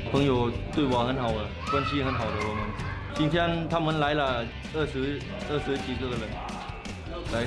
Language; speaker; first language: Chinese; non-native, learner; Thai